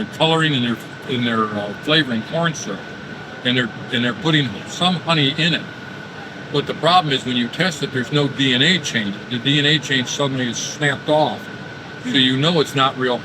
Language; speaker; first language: English; native; English